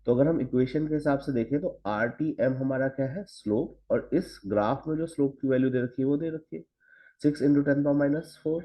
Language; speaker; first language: Hindi; native; Hindi